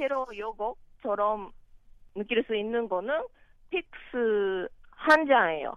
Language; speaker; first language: Korean; non-native, learner; Japanese